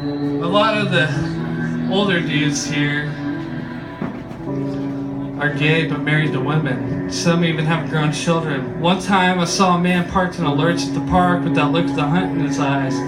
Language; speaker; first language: English; native; English